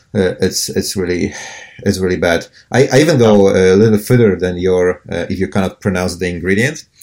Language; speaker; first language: English; non-native, fluent; Polish